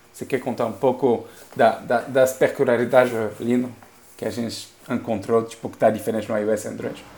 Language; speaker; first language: Portuguese; non-native, fluent; French